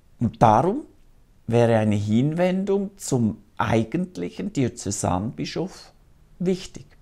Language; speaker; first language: German; native; German